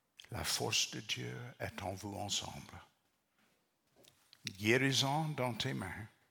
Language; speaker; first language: French; non-native, learner; English